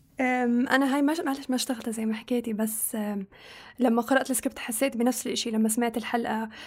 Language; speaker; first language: Arabic; native; Arabic